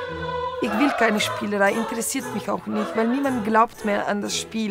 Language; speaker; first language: German; non-native, fluent; Bulgarian